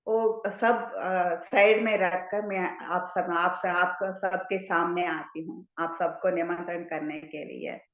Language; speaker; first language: Hindi; non-native, local second language; Telugu